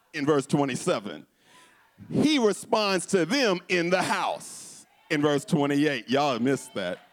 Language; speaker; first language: English; native; English